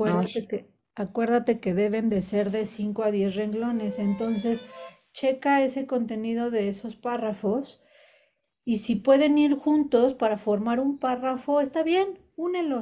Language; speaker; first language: Spanish; native; Spanish